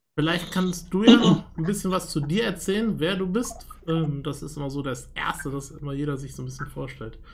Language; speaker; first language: German; native; German